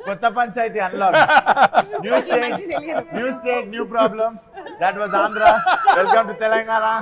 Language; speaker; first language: Telugu; native; Telugu